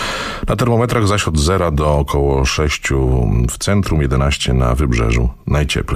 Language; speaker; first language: Polish; native; Polish